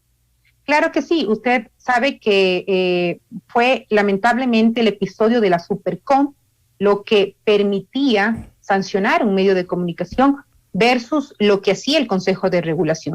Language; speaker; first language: Spanish; native; Spanish